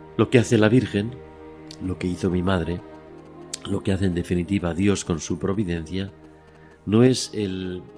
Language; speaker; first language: Spanish; native; Spanish